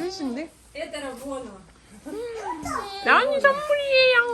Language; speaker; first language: Korean; non-native, fluent; Russian